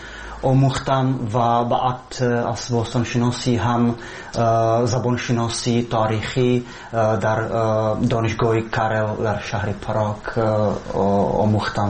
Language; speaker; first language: Tajik; non-native, fluent; Czech